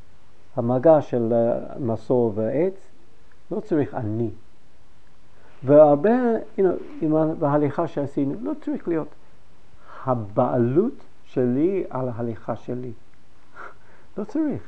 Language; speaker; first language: Hebrew; non-native, fluent; English